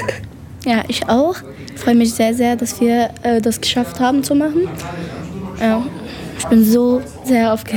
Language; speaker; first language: German; non-native, learner; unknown